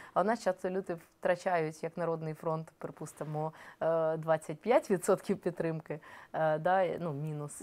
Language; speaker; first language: Ukrainian; native; Ukrainian